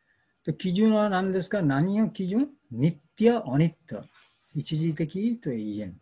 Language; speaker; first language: Japanese; non-native, learner; Bangla